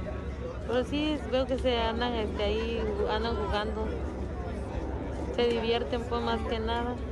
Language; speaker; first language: Spanish; native; Spanish